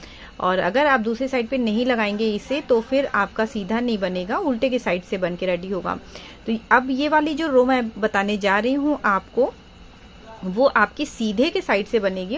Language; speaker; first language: Hindi; native; Hindi